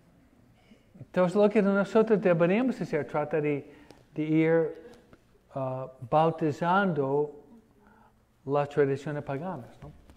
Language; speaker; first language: Spanish; non-native, fluent; English